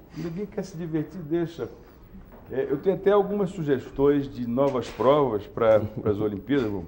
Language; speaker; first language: Portuguese; native; Portuguese